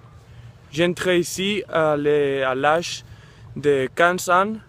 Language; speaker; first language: French; non-native, learner; Spanish